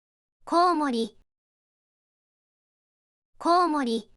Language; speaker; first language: Japanese; native; Japanese